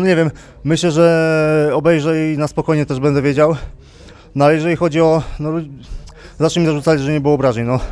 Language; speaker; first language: Polish; native; Polish